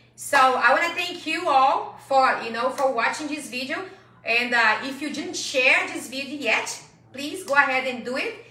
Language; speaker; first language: English; non-native, fluent; Portuguese